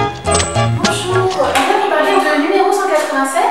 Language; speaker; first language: French; native; French